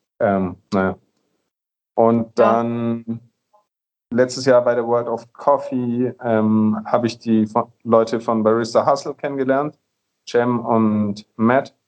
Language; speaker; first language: German; native; German